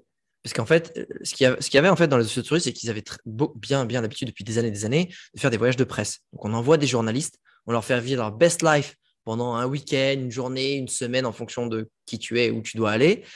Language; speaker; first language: French; native; French